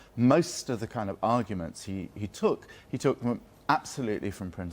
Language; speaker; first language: English; native; English